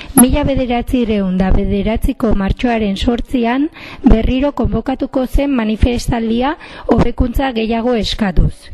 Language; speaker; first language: Basque; non-native, local second language; Spanish